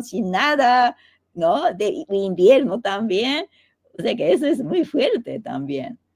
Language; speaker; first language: Spanish; non-native, fluent; Japanese